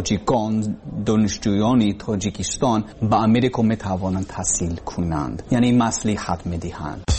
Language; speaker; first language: Persian; non-native, learner; English